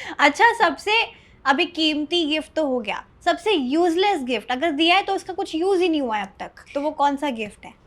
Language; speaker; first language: Hindi; native; Hindi